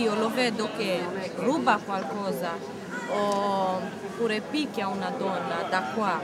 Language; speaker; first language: Italian; non-native, learner; Romanian